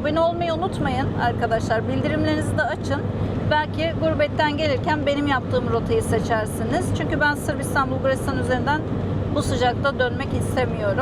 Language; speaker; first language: Turkish; native; Turkish